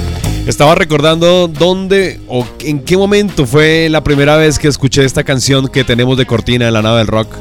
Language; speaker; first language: Spanish; native; Spanish